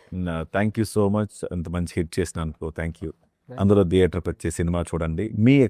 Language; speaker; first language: Telugu; native; Telugu